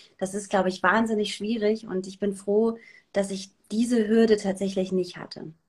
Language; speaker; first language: German; early bilingual, other home language; Persian